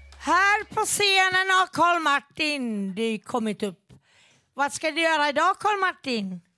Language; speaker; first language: Swedish; native; Swedish